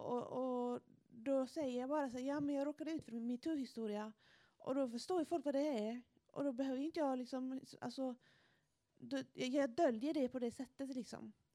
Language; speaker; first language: Swedish; non-native, fluent; Spanish